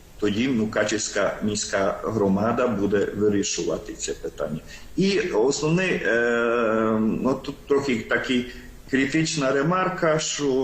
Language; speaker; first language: Ukrainian; non-native, local second language; Hungarian